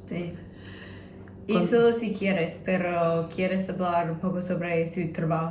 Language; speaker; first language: Spanish; non-native, fluent; English